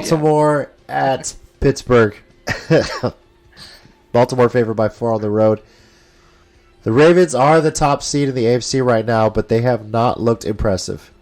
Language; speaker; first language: English; native; English